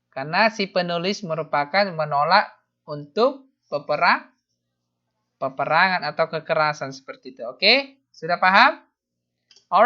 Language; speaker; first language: Indonesian; native; Indonesian